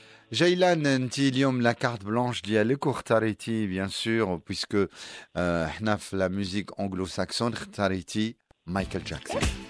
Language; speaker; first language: French; non-native, local second language; Arabic